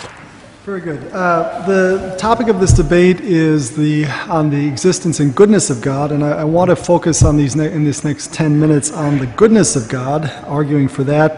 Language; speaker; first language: English; native; English